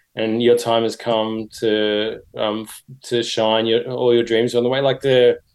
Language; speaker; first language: English; native; English